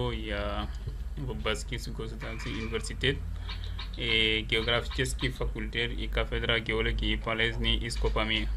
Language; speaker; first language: Russian; non-native, learner; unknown